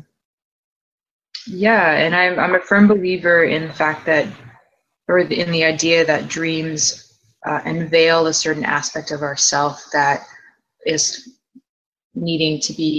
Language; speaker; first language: English; native; English